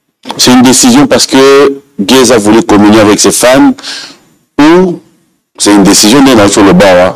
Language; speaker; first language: French; non-native, local second language; Lingala